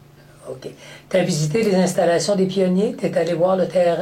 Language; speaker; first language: French; native; French